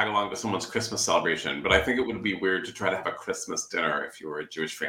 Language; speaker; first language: English; native; English